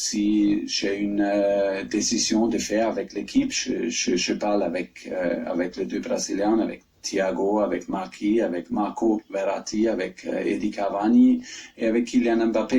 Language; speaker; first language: French; non-native, fluent; German